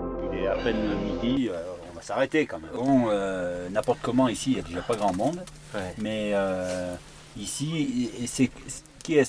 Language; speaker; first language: French; native; French